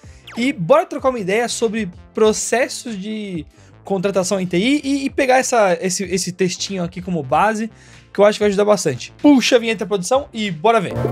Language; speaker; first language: Portuguese; native; Portuguese